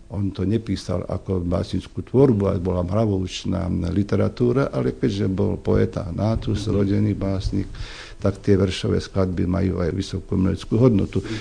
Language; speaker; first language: Slovak; native; Slovak